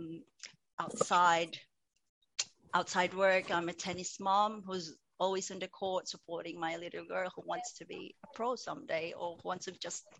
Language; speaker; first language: English; non-native, local second language; Cebuano